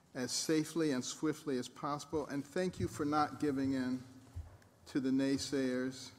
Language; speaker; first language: English; native; English